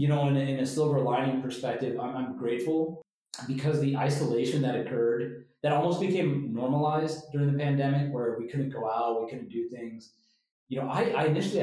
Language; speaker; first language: English; native; English